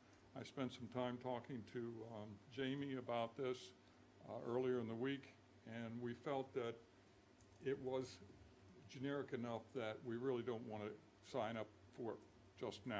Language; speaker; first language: English; native; English